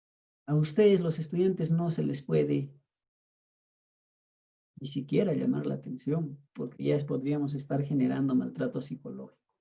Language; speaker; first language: Spanish; native; Spanish